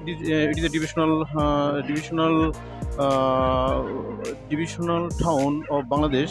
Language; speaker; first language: English; non-native, learner; Bangla